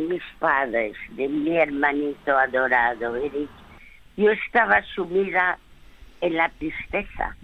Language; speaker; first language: Spanish; early bilingual, other home language; French